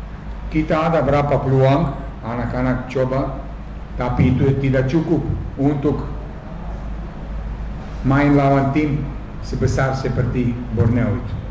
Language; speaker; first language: Indonesian; non-native, fluent; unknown